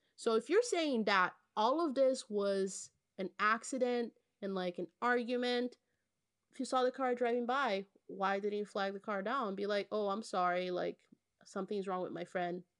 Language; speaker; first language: English; non-native, fluent; Portuguese